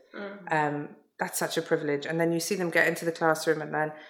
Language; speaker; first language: English; native; English